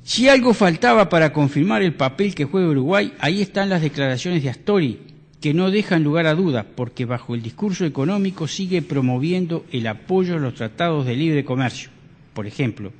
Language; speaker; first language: Spanish; native; Spanish